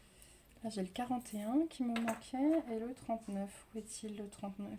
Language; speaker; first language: French; native; French